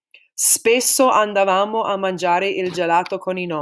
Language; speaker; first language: Italian; non-native, fluent; English